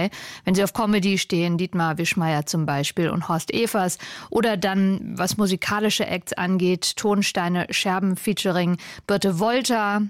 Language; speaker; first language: German; native; German